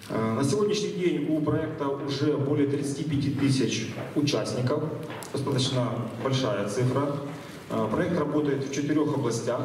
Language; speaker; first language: Russian; native; Russian